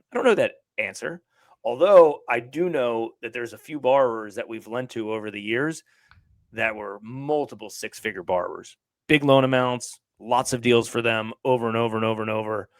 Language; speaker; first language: English; native; English